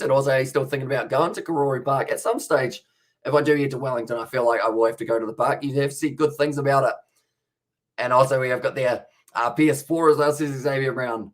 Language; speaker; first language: English; native; English